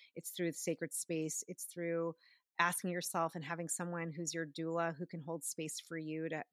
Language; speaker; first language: English; native; English